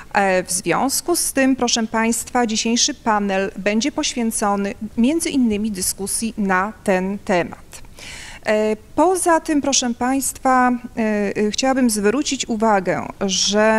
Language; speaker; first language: Polish; native; Polish